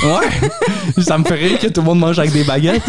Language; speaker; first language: French; native; French